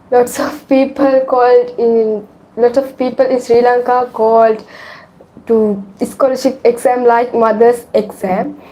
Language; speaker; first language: English; non-native, learner; Sinhala